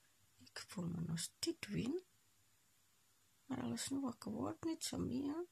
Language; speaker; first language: Dutch; non-native, local second language; Indonesian